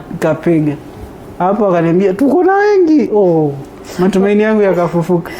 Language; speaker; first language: Swahili; non-native, local second language; Gusii